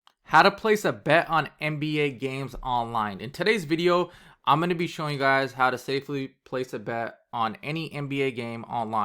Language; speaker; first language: English; native; English